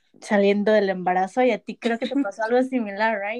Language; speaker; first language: Spanish; early bilingual, heritage; Spanish